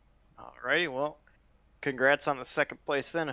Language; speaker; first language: English; native; English